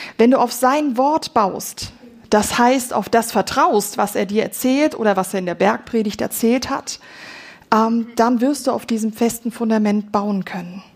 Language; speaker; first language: German; native; German